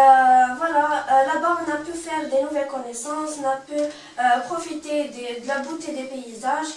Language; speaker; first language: French; non-native, local second language; Arabic